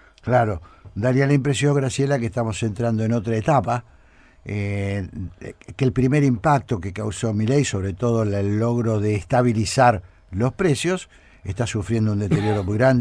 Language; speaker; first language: Spanish; native; Spanish